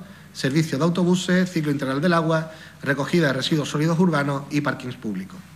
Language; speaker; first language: Spanish; native; Spanish